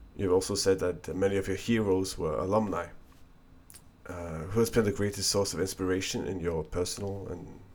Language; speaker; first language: English; non-native, fluent; Norwegian